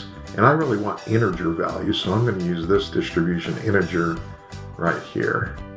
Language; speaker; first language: English; native; English